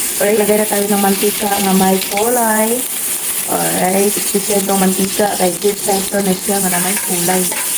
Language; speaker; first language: Filipino; non-native, local second language; Cebuano